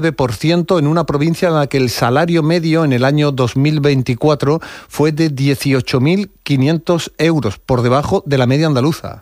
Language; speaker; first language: Spanish; native; Spanish